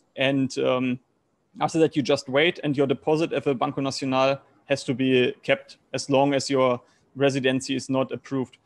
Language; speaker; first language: English; non-native, learner; German